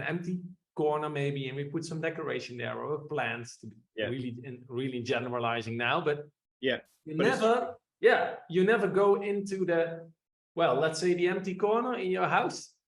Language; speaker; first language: English; non-native, fluent; Dutch